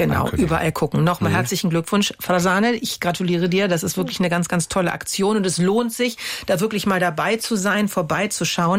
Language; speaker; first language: German; native; German